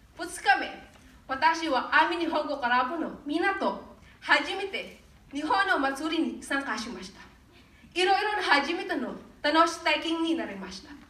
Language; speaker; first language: Japanese; non-native, learner; Filipino